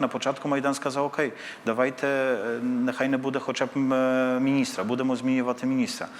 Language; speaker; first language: Polish; non-native, learner; Ukrainian